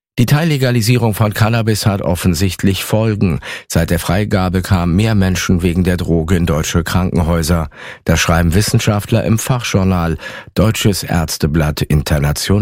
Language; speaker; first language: German; native; German